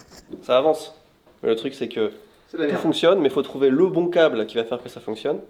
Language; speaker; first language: French; native; French